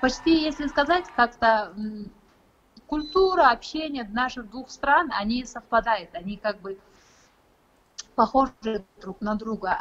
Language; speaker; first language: Russian; non-native, fluent; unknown